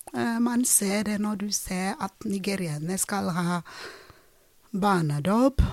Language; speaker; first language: Norwegian; non-native, fluent; Ibibio